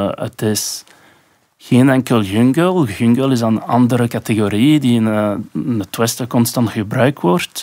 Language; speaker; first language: Dutch; non-native, local second language; French